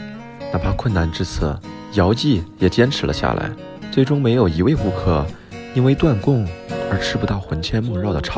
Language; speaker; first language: Chinese; native; Chinese